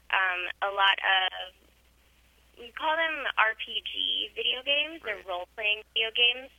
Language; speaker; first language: English; native; English